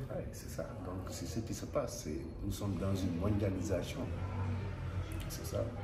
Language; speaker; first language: French; non-native, local second language; Wolof